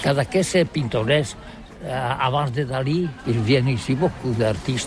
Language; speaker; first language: French; non-native, learner; Catalan